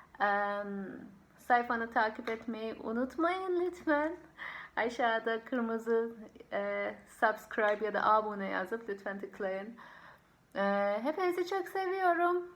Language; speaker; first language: Turkish; non-native, fluent; Persian